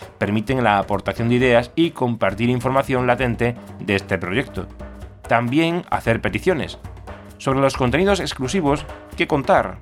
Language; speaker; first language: Spanish; native; Spanish